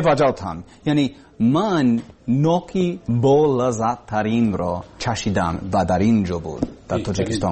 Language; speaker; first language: Persian; non-native, learner; English